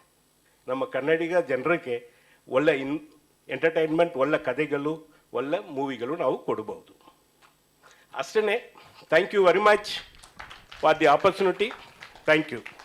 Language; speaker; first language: Kannada; non-native, learner; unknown